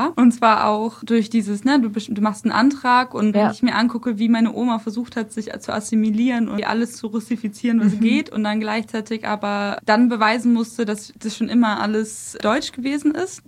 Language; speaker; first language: German; early bilingual, other home language; Russian